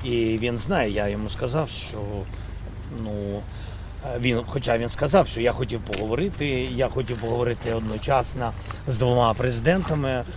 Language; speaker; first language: Ukrainian; non-native, local second language; Russian